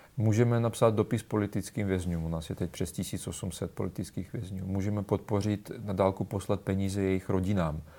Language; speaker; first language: Czech; non-native, fluent; Russian